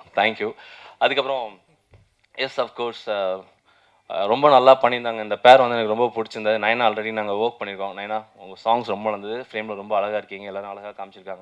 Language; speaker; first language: Tamil; native; Tamil